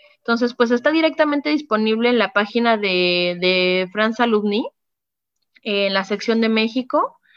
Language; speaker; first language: Spanish; native; Spanish